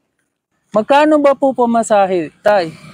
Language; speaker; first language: Filipino; non-native, learner; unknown